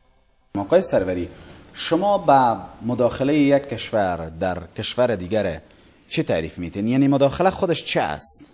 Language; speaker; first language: Persian; native; Persian